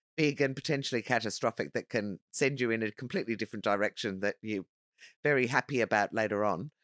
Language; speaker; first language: English; native; English